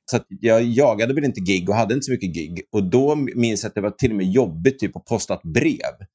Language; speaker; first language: Swedish; native; Swedish